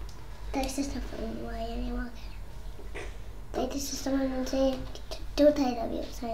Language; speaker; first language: Polish; early bilingual, heritage; Polish